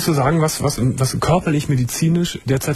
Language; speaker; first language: German; native; German